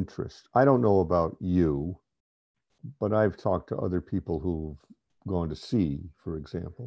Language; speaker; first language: English; native; English